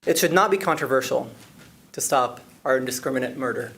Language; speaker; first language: English; non-native, fluent; Arabic